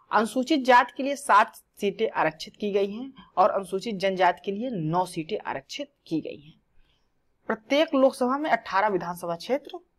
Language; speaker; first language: Hindi; native; Hindi